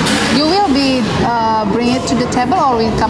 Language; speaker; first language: English; non-native, learner; Indonesian